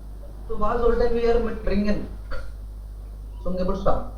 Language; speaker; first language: German; non-native, learner; Hindi